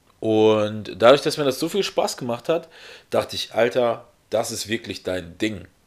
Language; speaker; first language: German; early bilingual, other home language; Russian